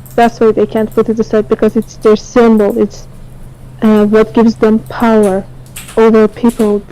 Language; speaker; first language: English; non-native, fluent; Persian